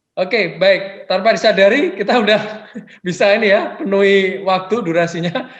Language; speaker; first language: Indonesian; native; Indonesian